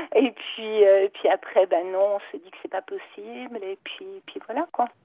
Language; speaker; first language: French; native; French